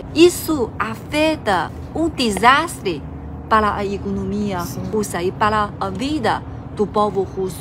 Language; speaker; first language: Portuguese; non-native, fluent; Chinese